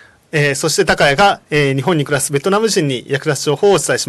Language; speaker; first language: Japanese; native; Japanese